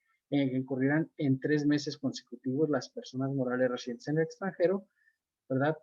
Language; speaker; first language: Spanish; native; Spanish